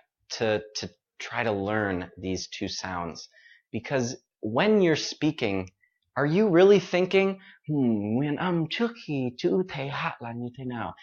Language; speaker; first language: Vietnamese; non-native, fluent; English